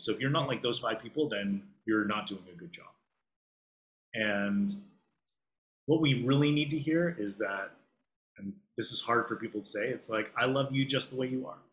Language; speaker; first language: English; native; English